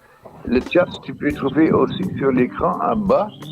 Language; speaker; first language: French; non-native, fluent; Dutch